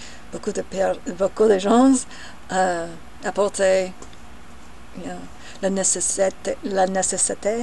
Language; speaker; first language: French; non-native, learner; English